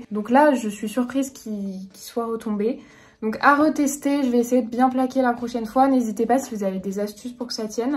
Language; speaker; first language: French; native; French